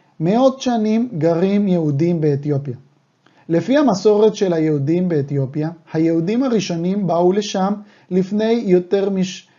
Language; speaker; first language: Hebrew; non-native, fluent; Spanish